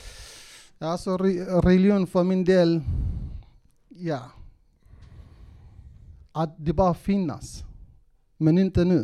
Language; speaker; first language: Swedish; non-native, local second language; Kurdish